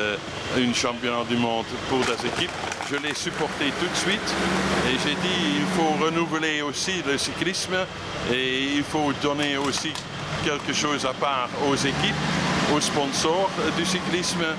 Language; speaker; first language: French; non-native, fluent; Dutch